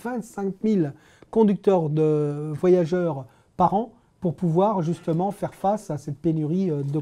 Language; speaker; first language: French; native; French